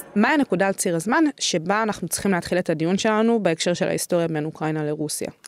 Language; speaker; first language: Hebrew; native; Hebrew